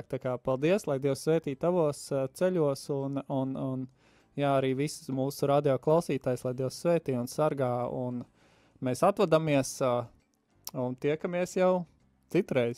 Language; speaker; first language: Latvian; native; Latvian